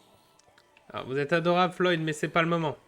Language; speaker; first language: French; native; French